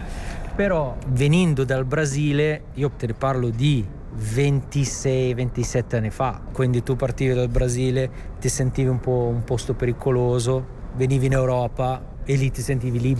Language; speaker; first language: Italian; native; Italian